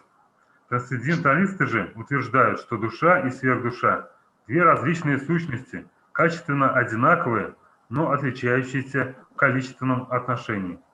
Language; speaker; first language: Russian; native; Russian